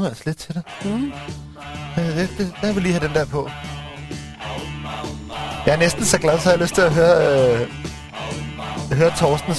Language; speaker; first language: Danish; native; Danish